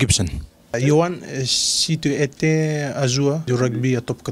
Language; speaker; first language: French; non-native, learner; Fijian